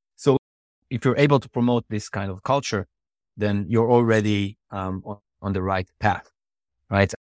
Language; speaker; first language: English; non-native, fluent; Hebrew